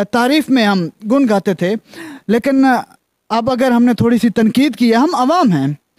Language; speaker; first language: Urdu; non-native, local second language; Punjabi